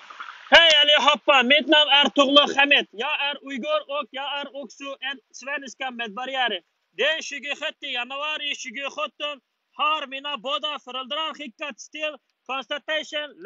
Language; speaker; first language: Swedish; non-native, learner; Uyghur